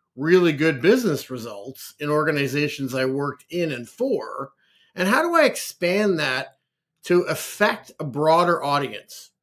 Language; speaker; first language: English; native; English